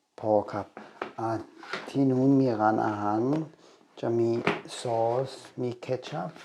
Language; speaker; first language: Thai; non-native, learner; German